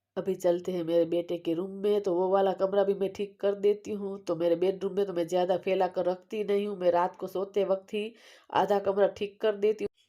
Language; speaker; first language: Hindi; non-native, local second language; Gujarati